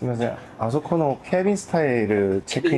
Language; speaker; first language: Japanese; non-native, learner; Korean